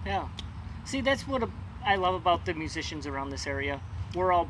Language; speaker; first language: English; native; English